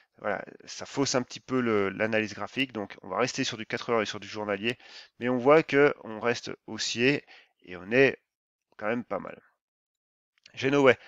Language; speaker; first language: French; native; French